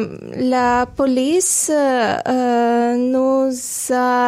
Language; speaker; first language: French; non-native, learner; Ukrainian